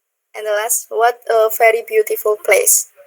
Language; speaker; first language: English; non-native, learner; Indonesian